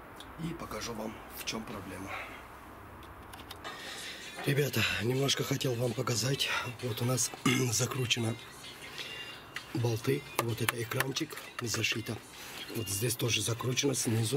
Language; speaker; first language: Russian; non-native, fluent; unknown